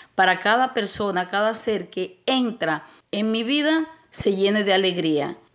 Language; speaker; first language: Spanish; native; Spanish